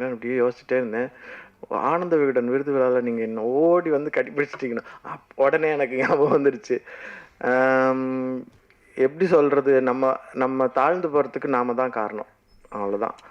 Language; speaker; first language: Tamil; native; Tamil